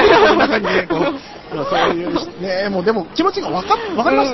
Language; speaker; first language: Japanese; native; Japanese